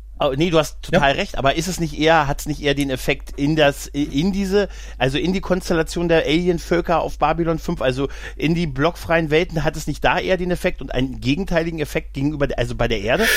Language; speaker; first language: German; native; German